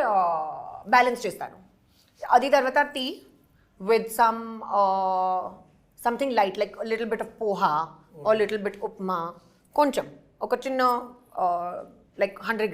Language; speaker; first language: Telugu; non-native, learner; Hindi